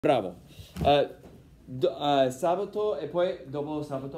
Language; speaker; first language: Italian; non-native, fluent; English